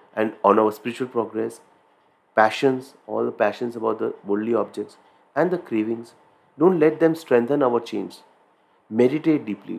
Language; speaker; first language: English; non-native, local second language; Hindi